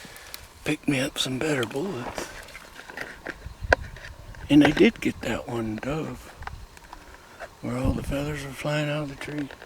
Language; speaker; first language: English; native; English